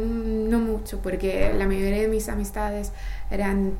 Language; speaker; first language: Spanish; non-native, fluent; English